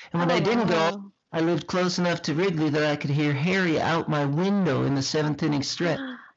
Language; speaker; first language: English; native; English